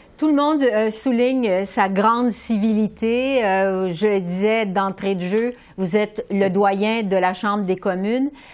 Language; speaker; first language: French; native; French